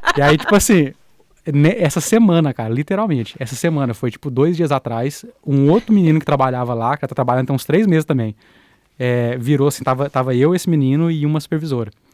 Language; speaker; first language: Portuguese; native; Portuguese